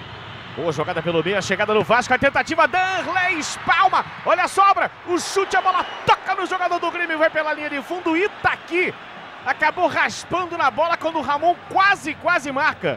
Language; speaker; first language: Portuguese; native; Portuguese